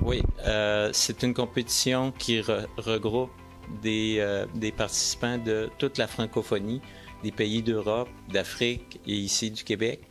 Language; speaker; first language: French; native; French